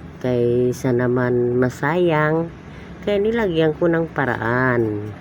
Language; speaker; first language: Filipino; non-native, local second language; Hiligaynon